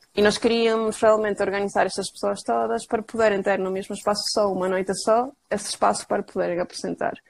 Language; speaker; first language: Portuguese; non-native, fluent; Spanish